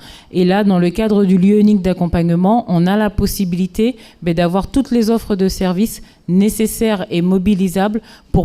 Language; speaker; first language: French; native; French